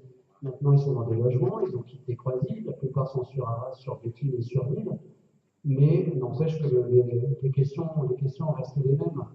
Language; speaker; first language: French; native; French